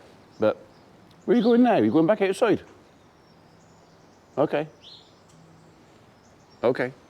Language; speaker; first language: English; native; English